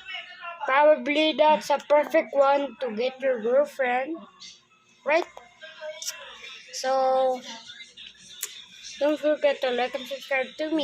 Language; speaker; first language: English; non-native, local second language; Filipino